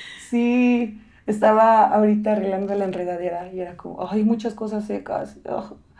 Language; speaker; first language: Spanish; native; Spanish